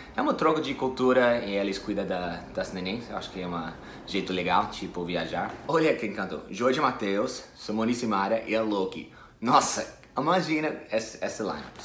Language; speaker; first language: Portuguese; non-native, fluent; English